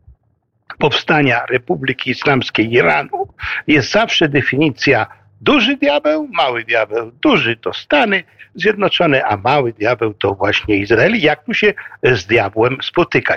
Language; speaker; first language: Polish; native; Polish